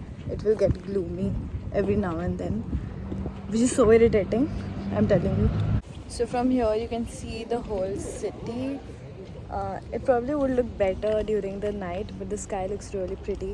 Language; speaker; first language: English; non-native, local second language; Hindi